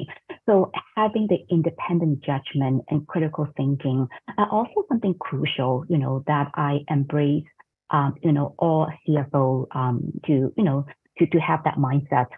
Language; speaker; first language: English; non-native, fluent; Cantonese